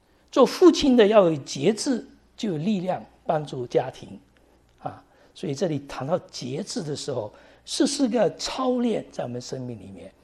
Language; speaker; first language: Chinese; native; Chinese